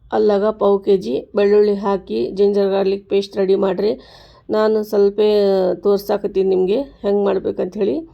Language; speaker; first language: Kannada; native; Kannada